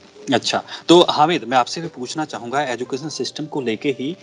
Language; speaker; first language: Hindi; native; Hindi